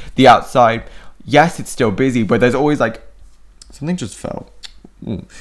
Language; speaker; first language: English; native; English